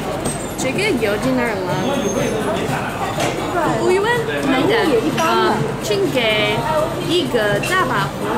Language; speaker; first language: Chinese; non-native, learner; English